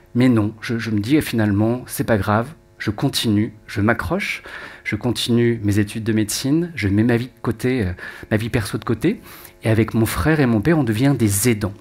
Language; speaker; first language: French; native; French